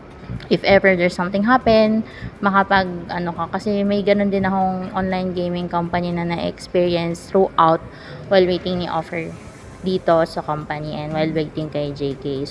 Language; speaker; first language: Filipino; native; Filipino